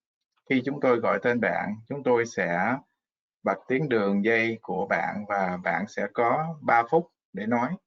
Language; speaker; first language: Vietnamese; non-native, fluent; English